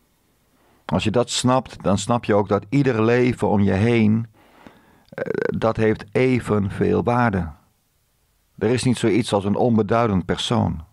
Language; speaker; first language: Dutch; native; Dutch